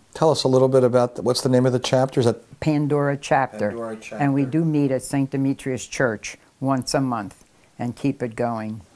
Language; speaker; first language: English; native; English